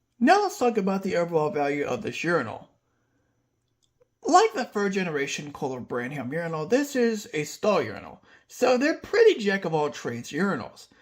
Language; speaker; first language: English; native; English